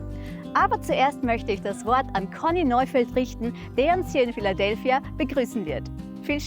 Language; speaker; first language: German; native; German